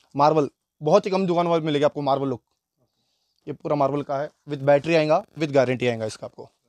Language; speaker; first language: Hindi; native; Hindi